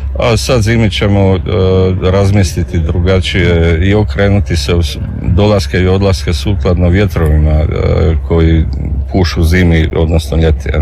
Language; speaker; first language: Croatian; native; Croatian